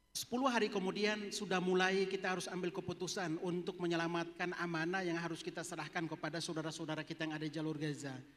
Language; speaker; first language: Indonesian; native; Indonesian